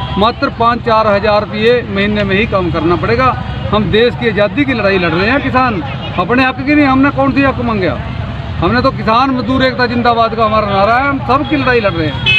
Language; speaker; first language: Hindi; native; Hindi